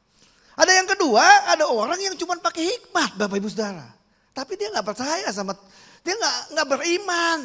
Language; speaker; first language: Indonesian; native; Indonesian